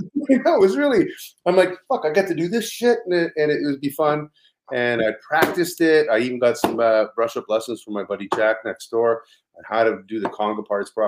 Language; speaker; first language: English; native; English